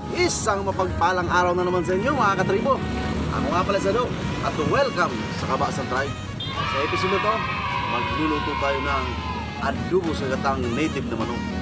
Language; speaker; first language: Filipino; native; Filipino